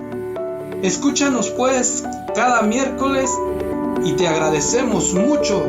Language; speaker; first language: Spanish; native; Spanish